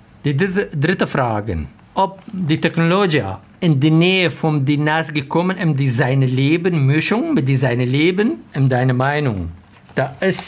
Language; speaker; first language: German; non-native, learner; Arabic